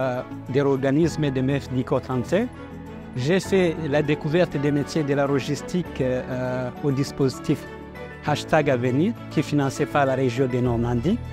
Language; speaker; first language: French; non-native, learner; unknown